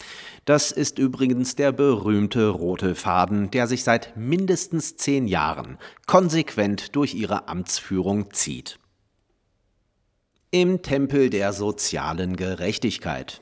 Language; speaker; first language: German; native; German